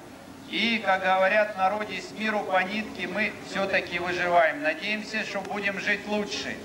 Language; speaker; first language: Russian; native; Russian